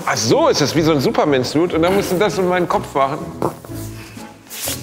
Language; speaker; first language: German; native; German